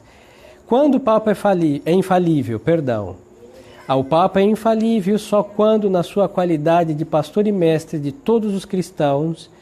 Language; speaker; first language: Portuguese; native; Portuguese